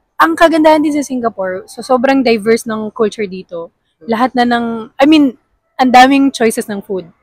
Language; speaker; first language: Filipino; native; Filipino